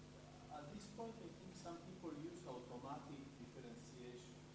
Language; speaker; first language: English; non-native, fluent; Spanish